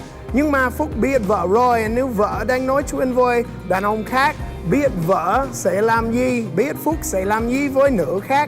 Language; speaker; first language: Vietnamese; non-native, learner; English